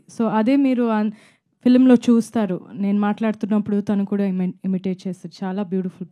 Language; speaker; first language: Telugu; non-native, fluent; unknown